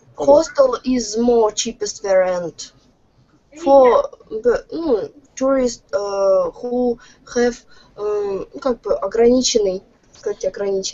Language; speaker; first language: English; non-native, learner; Russian